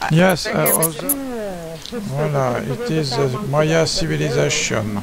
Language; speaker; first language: English; non-native, learner; French